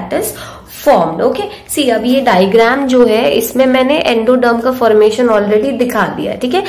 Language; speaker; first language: Hindi; native; Hindi